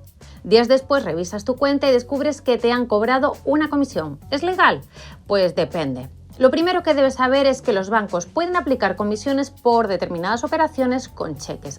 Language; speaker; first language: Spanish; native; Spanish